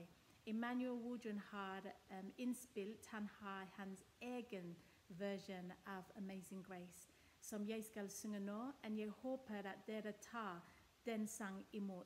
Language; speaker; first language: Norwegian; non-native, fluent; English